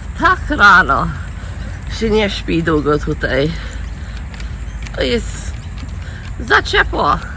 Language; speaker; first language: Polish; early bilingual, heritage; Polish